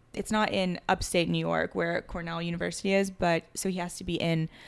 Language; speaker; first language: English; early bilingual, other home language; French